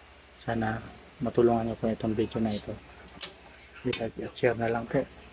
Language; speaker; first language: Filipino; native; Filipino